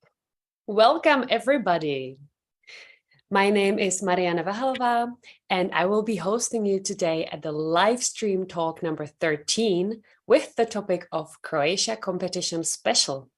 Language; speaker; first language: English; non-native, fluent; Czech